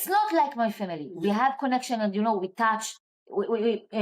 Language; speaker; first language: English; non-native, learner; Hebrew